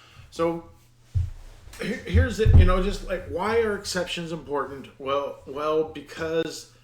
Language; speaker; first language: English; native; English